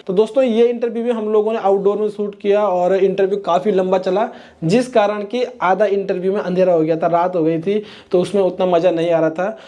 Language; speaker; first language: Hindi; native; Hindi